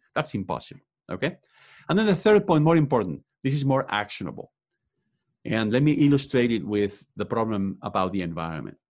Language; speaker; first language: English; non-native, fluent; Spanish